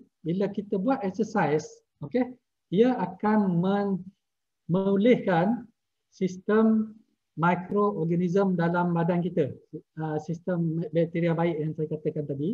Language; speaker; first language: Malay; native; Malay